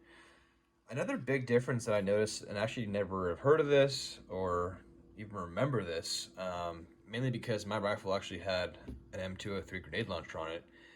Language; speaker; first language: English; native; English